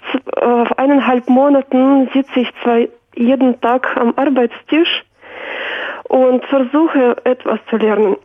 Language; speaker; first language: German; non-native, fluent; Russian